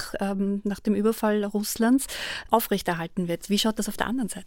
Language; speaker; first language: German; native; German